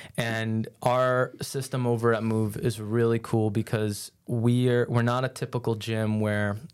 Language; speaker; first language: English; native; English